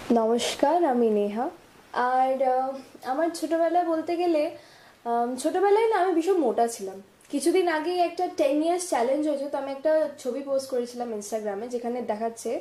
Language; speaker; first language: Bangla; non-native, local second language; Punjabi